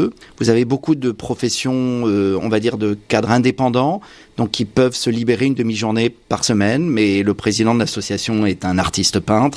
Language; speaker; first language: French; native; French